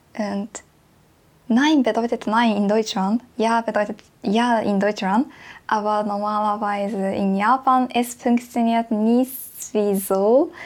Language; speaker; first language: German; non-native, learner; Japanese